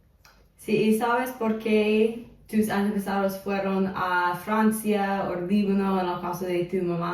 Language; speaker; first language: Spanish; non-native, fluent; English